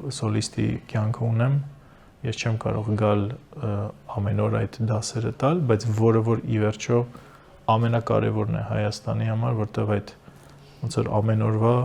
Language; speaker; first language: Armenian; native; Armenian